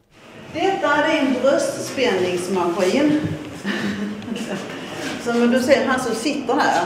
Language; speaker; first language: Swedish; native; Swedish